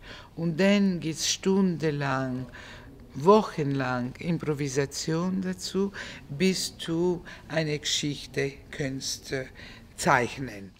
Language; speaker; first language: German; non-native, fluent; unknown